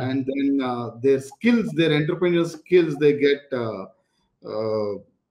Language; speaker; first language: English; non-native, local second language; Telugu